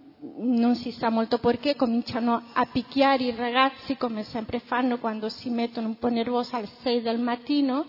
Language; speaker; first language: Italian; non-native, fluent; Spanish